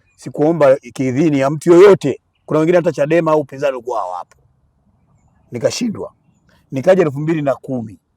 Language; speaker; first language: Swahili; native; Swahili